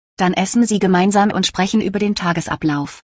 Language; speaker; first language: German; native; German